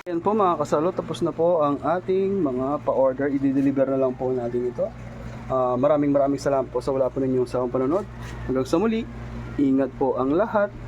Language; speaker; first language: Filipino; native; Filipino